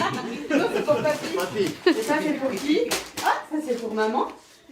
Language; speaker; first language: French; native; French